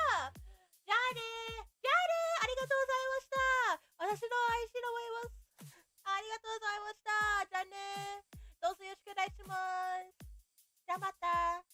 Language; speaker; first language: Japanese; non-native, learner; English